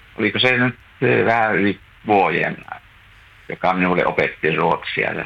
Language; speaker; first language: Finnish; native; Finnish